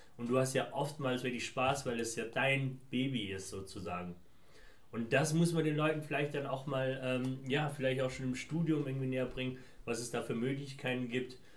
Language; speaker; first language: German; early bilingual, other home language; Persian